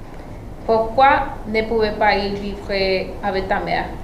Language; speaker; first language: French; non-native, learner; Spanish